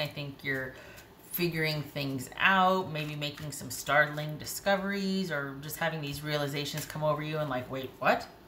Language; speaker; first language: English; native; English